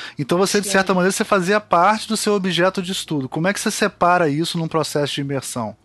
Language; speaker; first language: Portuguese; native; Portuguese